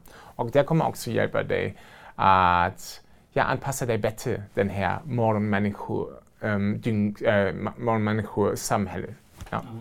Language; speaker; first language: Swedish; non-native, fluent; German